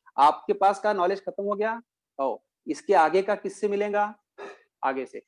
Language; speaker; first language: Hindi; non-native, local second language; Marathi